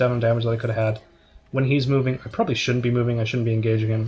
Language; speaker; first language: English; native; English